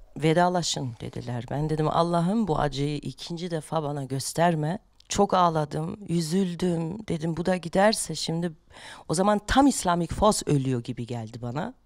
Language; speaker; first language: Turkish; non-native, fluent; German